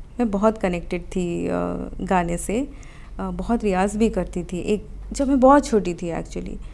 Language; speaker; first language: Hindi; non-native, local second language; Odia